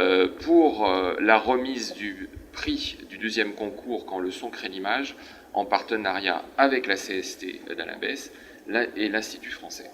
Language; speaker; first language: French; native; French